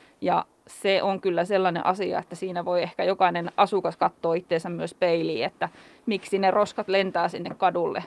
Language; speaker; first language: Finnish; native; Finnish